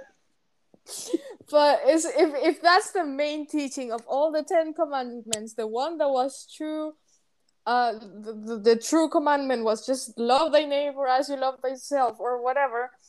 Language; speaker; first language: English; non-native, fluent; Spanish